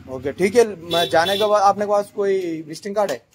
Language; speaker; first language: Hindi; non-native, local second language; Telugu